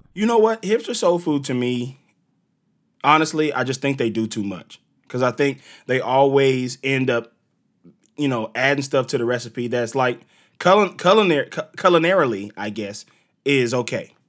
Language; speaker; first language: English; native; English